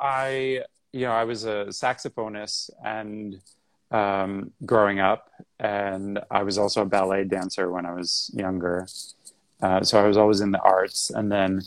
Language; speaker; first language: English; native; English